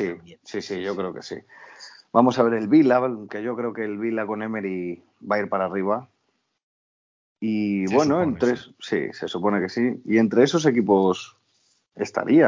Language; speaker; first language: Spanish; native; Spanish